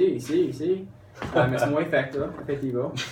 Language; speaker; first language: Spanish; non-native, learner; English